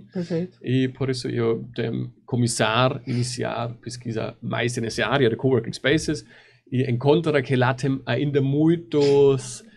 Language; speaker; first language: Portuguese; non-native, learner; German